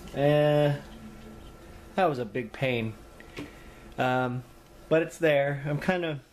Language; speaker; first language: English; native; English